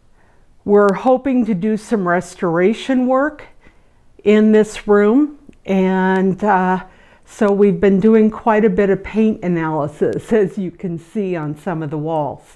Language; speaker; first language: English; native; English